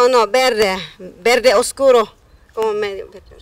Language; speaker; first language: Spanish; non-native, local second language; Tzotzil